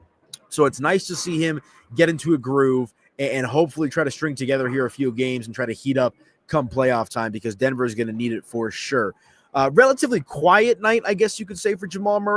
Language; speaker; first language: English; native; English